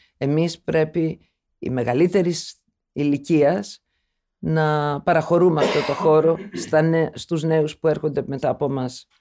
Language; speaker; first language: Greek; early bilingual, other home language; Turkish